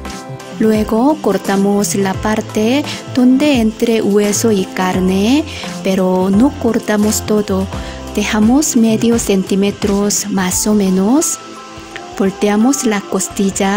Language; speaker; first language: Spanish; non-native, learner; Korean